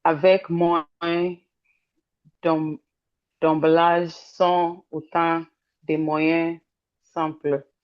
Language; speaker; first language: French; non-native, learner; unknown